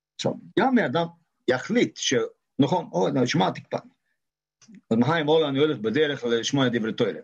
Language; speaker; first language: Hebrew; non-native, local second language; Yiddish